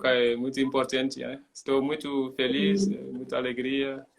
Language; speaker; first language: Portuguese; non-native, learner; Mandingo